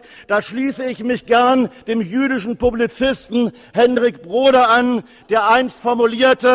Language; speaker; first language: German; native; German